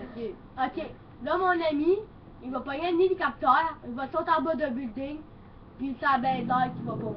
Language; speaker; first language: French; native; French